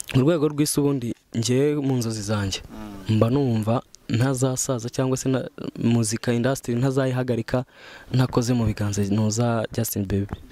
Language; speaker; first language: Kinyarwanda; early bilingual, heritage; Kinyarwanda